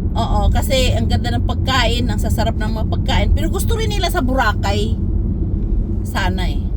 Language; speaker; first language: Filipino; native; Filipino